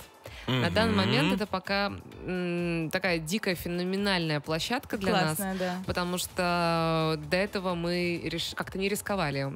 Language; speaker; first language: Russian; native; Russian